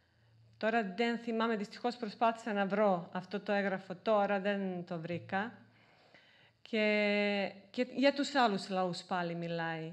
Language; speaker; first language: Greek; non-native, fluent; Serbian